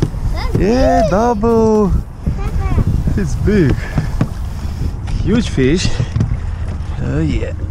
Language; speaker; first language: English; non-native, learner; Ukrainian